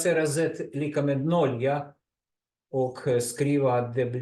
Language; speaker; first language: Swedish; non-native, learner; Russian